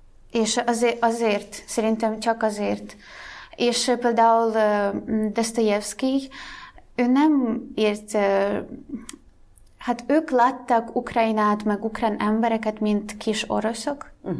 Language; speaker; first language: Hungarian; non-native, fluent; Ukrainian